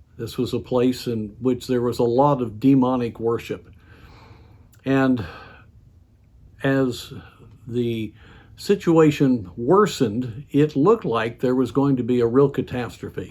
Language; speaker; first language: English; native; English